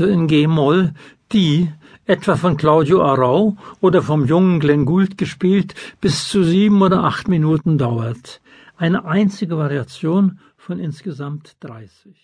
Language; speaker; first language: German; native; German